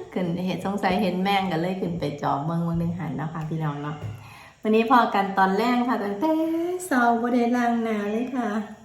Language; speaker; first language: Thai; native; Thai